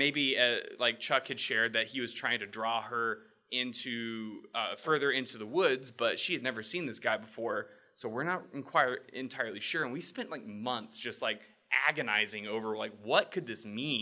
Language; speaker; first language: English; native; English